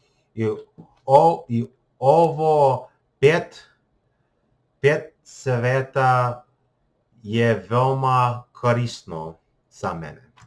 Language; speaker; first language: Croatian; non-native, learner; English